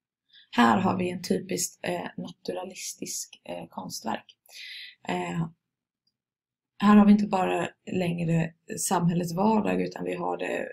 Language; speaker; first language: Swedish; native; Swedish